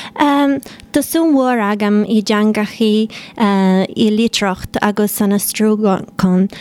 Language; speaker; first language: Irish; non-native, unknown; Italian